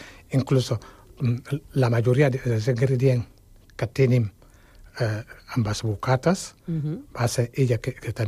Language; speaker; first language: Catalan; non-native, fluent; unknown